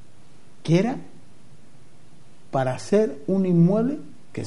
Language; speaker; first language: Spanish; native; Spanish